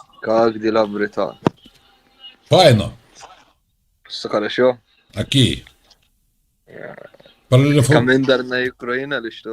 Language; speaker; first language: Russian; non-native, learner; Arabic